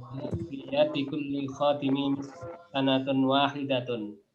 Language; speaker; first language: Arabic; non-native, learner; Indonesian